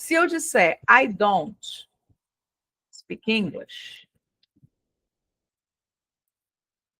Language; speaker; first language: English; non-native, fluent; Portuguese